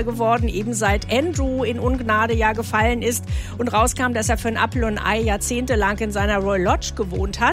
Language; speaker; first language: German; native; German